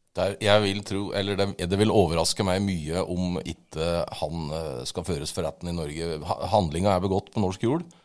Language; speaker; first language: Norwegian; native; Norwegian